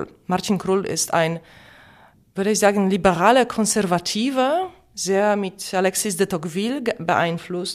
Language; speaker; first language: German; non-native, fluent; Polish